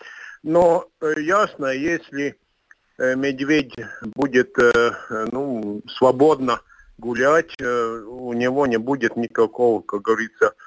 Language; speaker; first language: Russian; non-native, local second language; Latvian